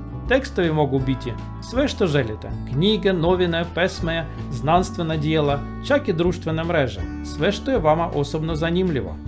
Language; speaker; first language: Croatian; non-native, learner; Russian